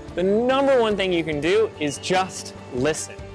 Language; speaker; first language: English; native; English